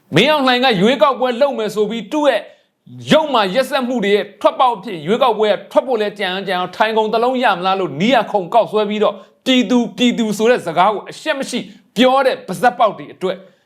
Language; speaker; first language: Burmese; non-native, local second language; Mon